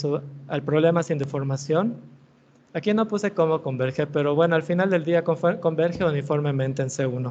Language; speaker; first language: Spanish; native; Spanish